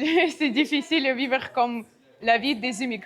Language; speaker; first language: French; non-native, learner; Ukrainian